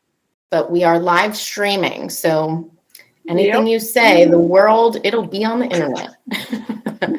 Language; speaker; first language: English; native; English